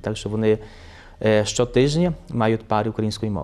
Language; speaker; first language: Ukrainian; early bilingual, heritage; Ukrainian